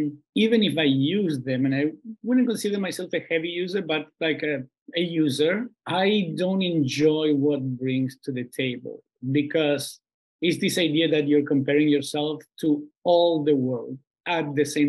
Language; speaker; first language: English; non-native, fluent; Spanish